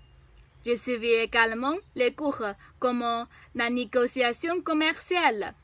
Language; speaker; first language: French; non-native, fluent; Chinese